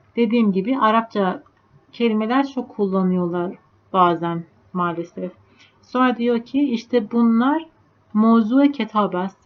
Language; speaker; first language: Turkish; non-native, fluent; Persian